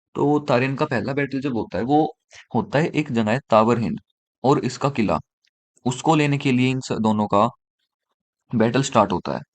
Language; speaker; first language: Hindi; native; Hindi